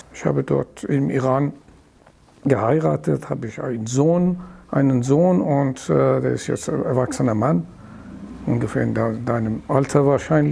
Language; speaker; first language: German; non-native, fluent; Persian